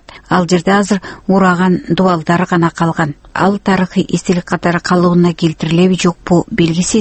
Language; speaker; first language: Kyrgyz; native; Kyrgyz